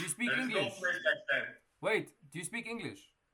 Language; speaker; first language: English; non-native, fluent; Kurdish